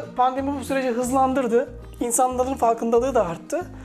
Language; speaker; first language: Turkish; native; Turkish